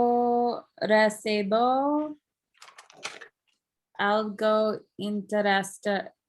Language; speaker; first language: Spanish; non-native, learner; English